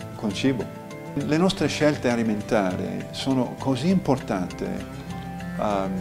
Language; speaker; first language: Italian; non-native, fluent; English